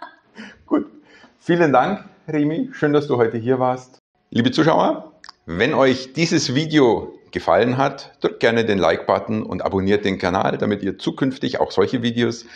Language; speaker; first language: German; native; German